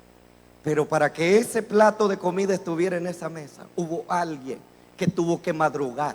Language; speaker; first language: Spanish; native; Spanish